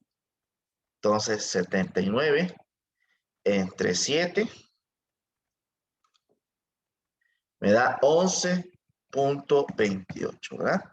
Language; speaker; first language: Spanish; native; Spanish